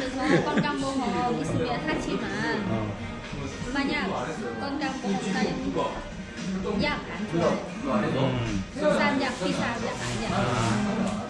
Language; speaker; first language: Korean; non-native, learner; Vietnamese